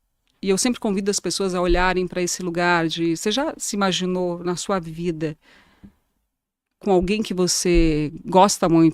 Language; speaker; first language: Portuguese; native; Portuguese